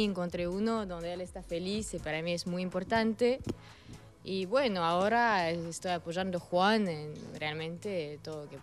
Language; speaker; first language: Spanish; non-native, learner; Russian